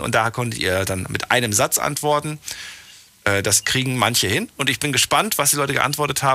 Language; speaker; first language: German; native; German